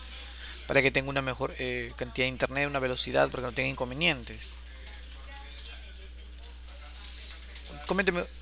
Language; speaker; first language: Spanish; native; Spanish